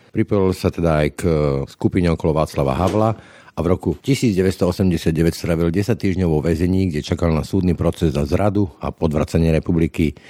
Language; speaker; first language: Slovak; native; Slovak